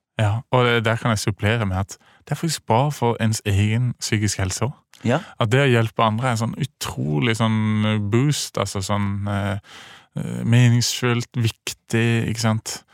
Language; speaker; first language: Norwegian; native; Norwegian